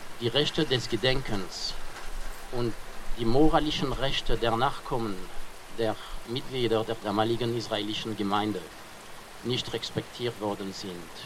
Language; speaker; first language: German; non-native, fluent; French